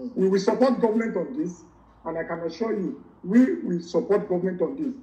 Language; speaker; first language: English; non-native, local second language; Yoruba